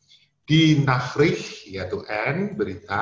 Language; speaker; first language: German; non-native, fluent; Indonesian